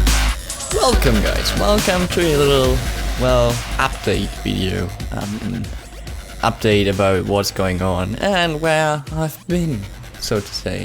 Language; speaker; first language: English; non-native, fluent; German